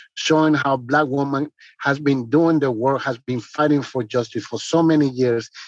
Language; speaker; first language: English; non-native, fluent; Spanish